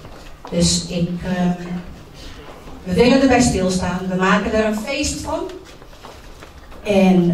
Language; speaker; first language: Dutch; early bilingual, other home language; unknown